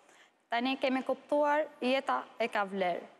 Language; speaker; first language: Albanian; non-native, learner; Arabic